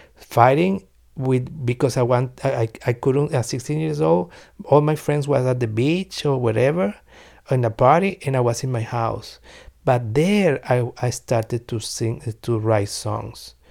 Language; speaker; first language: English; non-native, learner; Spanish